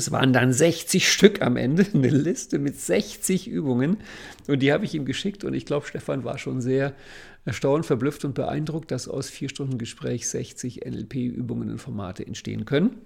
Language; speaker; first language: German; native; German